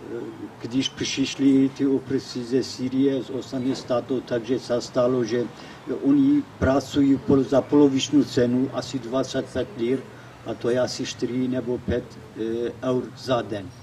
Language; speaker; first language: Czech; non-native, learner; Kurdish